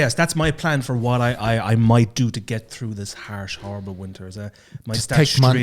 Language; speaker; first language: English; native; English